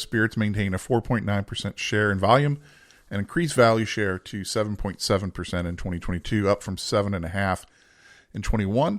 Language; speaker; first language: English; native; English